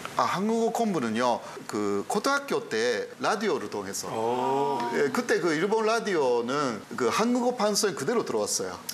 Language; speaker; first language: Korean; non-native, fluent; Japanese